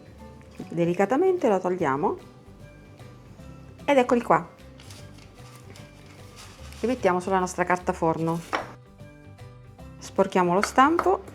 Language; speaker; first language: Italian; native; Italian